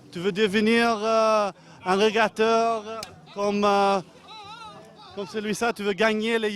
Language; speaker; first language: French; non-native, learner; English